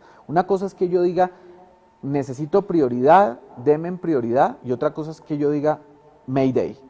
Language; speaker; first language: Spanish; native; Spanish